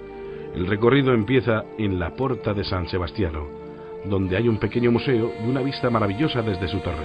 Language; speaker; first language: Spanish; native; Spanish